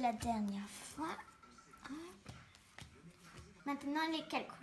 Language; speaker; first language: French; early bilingual, other home language; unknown